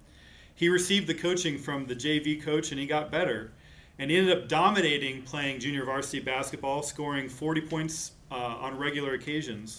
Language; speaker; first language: English; native; English